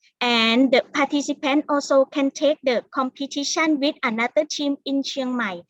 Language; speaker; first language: English; non-native, learner; Thai